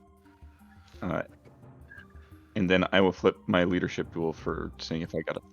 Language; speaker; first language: English; native; English